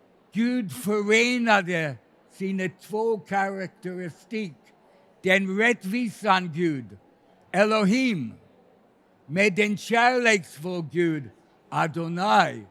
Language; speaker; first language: Swedish; non-native, fluent; English